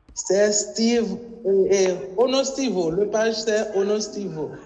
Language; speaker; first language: French; non-native, local second language; Haitian Creole